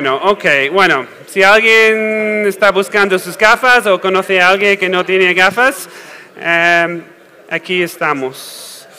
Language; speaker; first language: Spanish; non-native, fluent; English